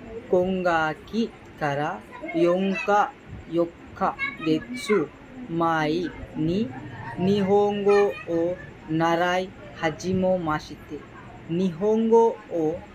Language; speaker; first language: Japanese; non-native, learner; Telugu